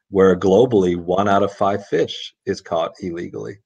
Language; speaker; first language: English; native; English